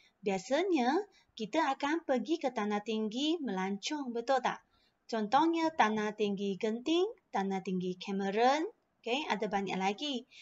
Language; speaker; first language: Malay; non-native, local second language; Chinese